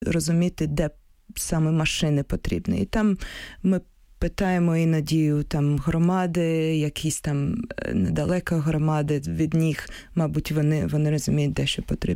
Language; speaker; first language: Ukrainian; non-native, fluent; English